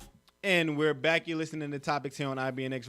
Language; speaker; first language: English; native; English